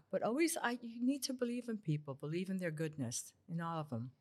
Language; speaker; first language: English; early bilingual, other home language; Spanish